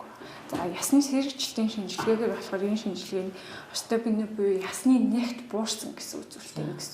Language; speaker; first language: Mongolian; native; Mongolian